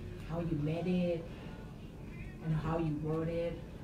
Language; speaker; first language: English; non-native, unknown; Indonesian